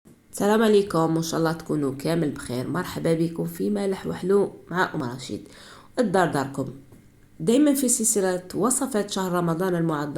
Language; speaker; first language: Arabic; native; Arabic